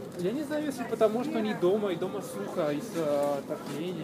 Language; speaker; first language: Russian; non-native, fluent; Spanish